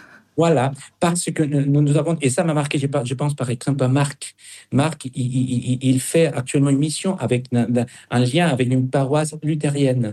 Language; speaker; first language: French; non-native, fluent; Spanish